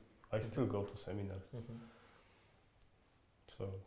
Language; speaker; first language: English; non-native, fluent; Polish